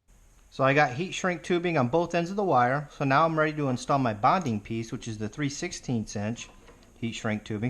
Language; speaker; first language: English; native; English